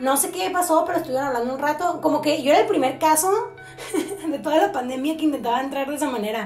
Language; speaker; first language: Spanish; native; Spanish